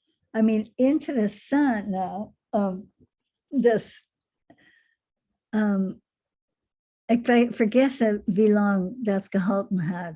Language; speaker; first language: German; non-native, learner; English